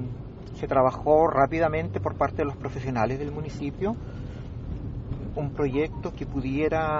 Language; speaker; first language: Spanish; native; Spanish